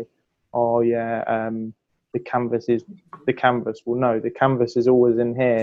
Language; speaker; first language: English; native; English